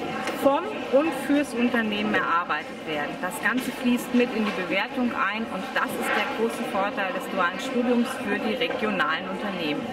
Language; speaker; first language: German; native; German